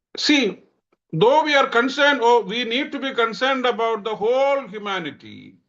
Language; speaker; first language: English; non-native, local second language; Malayalam